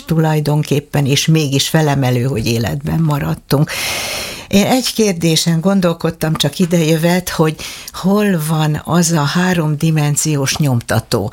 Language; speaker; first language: Hungarian; native; Hungarian